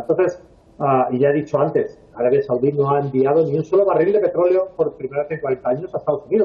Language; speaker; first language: Spanish; native; Spanish